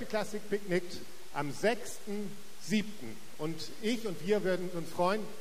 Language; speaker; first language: German; native; German